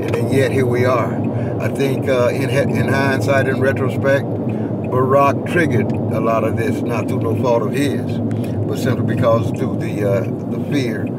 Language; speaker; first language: English; native; English